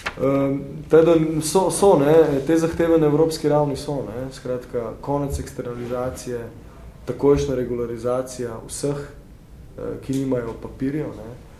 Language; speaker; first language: Slovenian; native; Slovenian